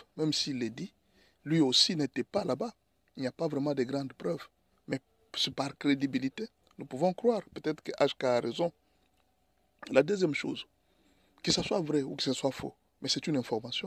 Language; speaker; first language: French; non-native, local second language; Lingala